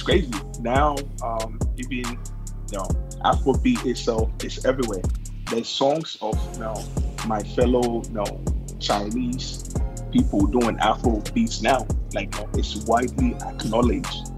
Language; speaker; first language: English; non-native, local second language; Akan